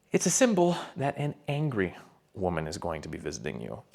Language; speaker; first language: English; native; English